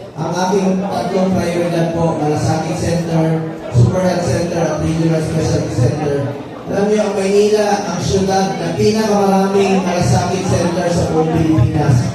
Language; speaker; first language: Filipino; non-native, local second language; Cebuano